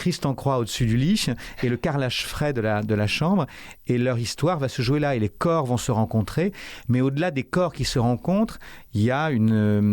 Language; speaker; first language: French; native; French